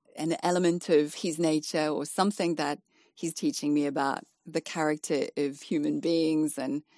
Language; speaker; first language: English; native; English